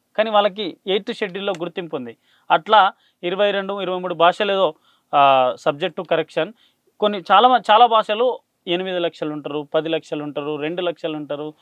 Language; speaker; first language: Telugu; non-native, local second language; Lambadi